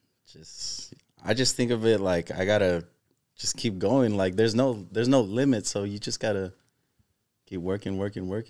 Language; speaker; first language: English; early bilingual, other home language; Spanish